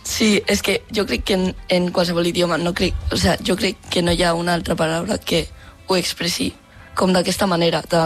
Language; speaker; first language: Catalan; non-native, local second language; Spanish